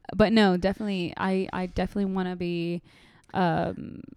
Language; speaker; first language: English; non-native, fluent; Arabic